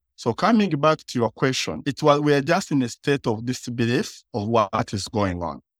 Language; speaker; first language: English; early bilingual, other home language; Kinyarwanda